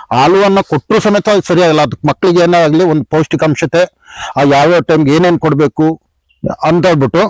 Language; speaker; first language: Kannada; native; Kannada